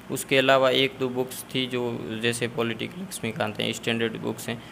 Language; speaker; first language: Hindi; native; Hindi